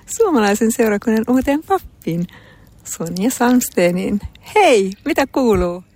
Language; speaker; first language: Finnish; native; Finnish